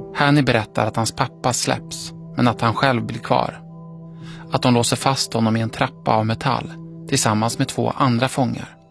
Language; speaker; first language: Swedish; native; Swedish